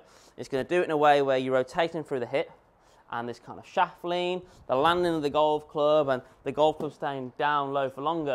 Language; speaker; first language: English; native; English